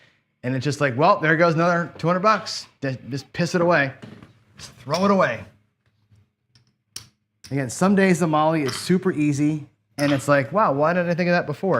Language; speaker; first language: English; native; English